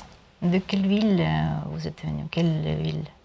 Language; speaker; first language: French; non-native, learner; Russian